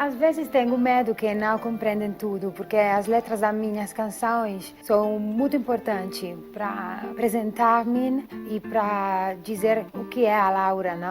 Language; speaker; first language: Portuguese; non-native, learner; Italian